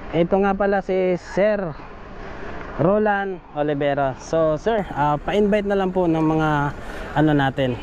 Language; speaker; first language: Filipino; non-native, local second language; Bikol